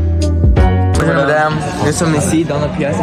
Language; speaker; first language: French; non-native, learner; English